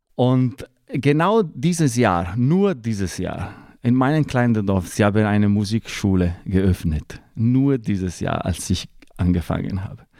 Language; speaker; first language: German; non-native, fluent; Italian